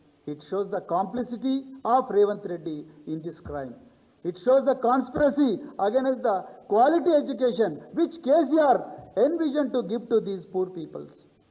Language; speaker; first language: English; non-native, local second language; Telugu